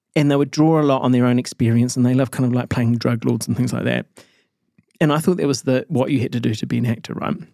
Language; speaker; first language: English; native; English